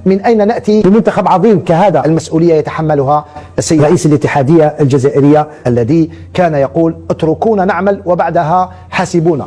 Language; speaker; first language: Arabic; native; Arabic